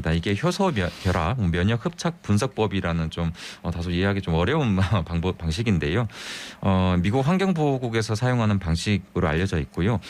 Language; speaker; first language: Korean; native; Korean